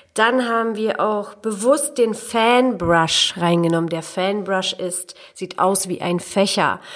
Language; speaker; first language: German; early bilingual, other home language; Polish